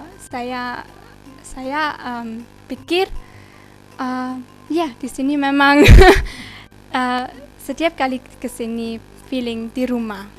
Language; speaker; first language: Indonesian; early bilingual, heritage; German